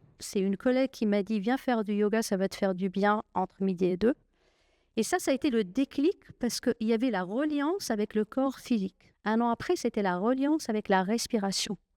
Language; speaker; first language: French; non-native, local second language; Arabic